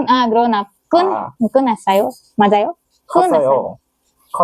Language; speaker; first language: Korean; non-native, learner; Tamil